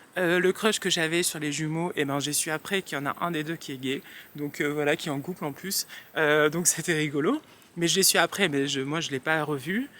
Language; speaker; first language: French; early bilingual, other home language; Réunion Creole French